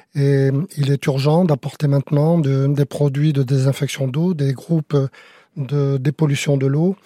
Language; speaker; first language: French; native; French